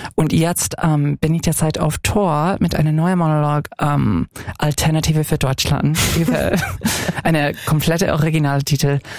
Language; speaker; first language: German; non-native, fluent; English